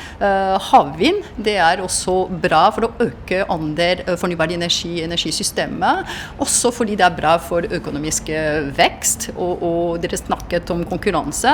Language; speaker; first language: Norwegian; non-native, fluent; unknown